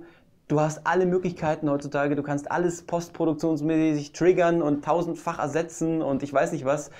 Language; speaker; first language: German; native; German